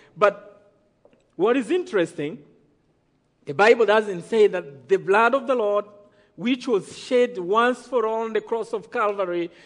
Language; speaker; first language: English; non-native, local second language; Kinyarwanda